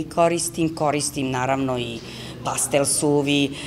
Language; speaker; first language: Serbian; native; Serbian